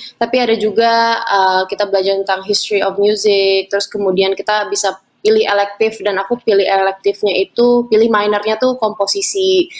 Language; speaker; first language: Indonesian; native; Indonesian